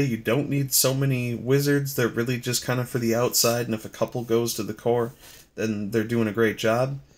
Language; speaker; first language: English; native; English